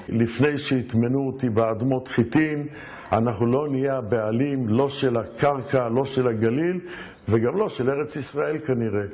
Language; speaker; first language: Hebrew; native; Hebrew